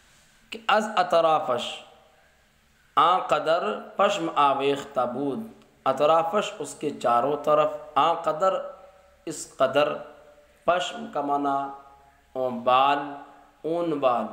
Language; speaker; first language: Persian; non-native, fluent; Urdu